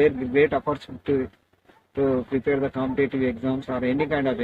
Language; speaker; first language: English; non-native, learner; Telugu